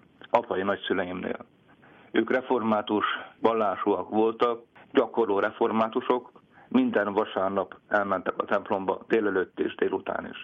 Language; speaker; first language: Hungarian; native; Hungarian